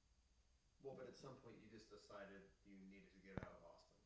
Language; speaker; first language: English; native; English